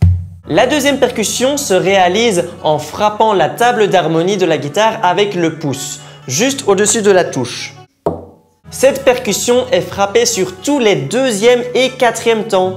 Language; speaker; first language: French; native; French